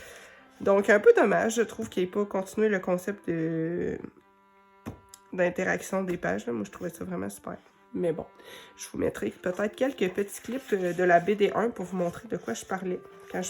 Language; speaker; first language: French; native; French